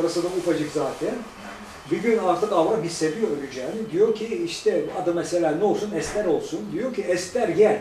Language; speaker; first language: Turkish; native; Turkish